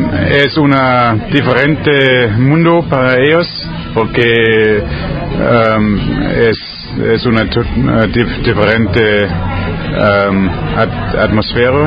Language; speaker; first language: Spanish; non-native, learner; German